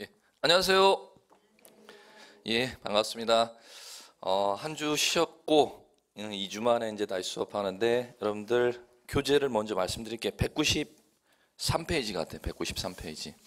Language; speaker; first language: Korean; native; Korean